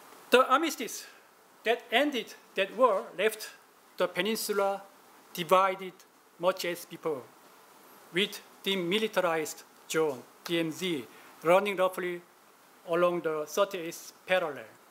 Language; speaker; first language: English; non-native, fluent; Korean